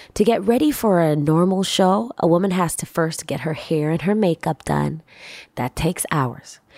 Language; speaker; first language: English; non-native, local second language; Swahili